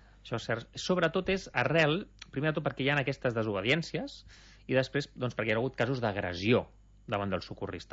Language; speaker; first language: Catalan; native; Catalan